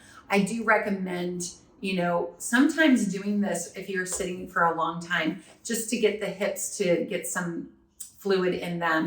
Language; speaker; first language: English; native; English